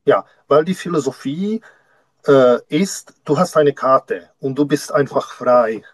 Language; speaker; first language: German; non-native, learner; Czech